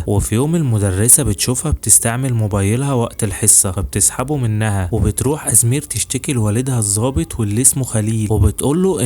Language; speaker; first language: Arabic; native; Arabic